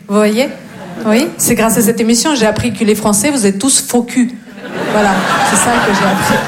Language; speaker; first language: French; non-native, fluent; Russian